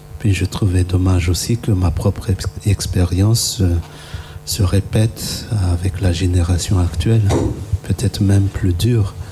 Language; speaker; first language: French; non-native, local second language; Malagasy